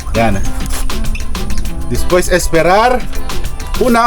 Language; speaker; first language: Spanish; non-native, learner; Filipino